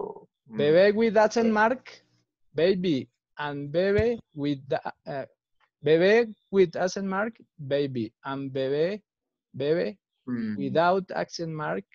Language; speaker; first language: English; non-native, fluent; Spanish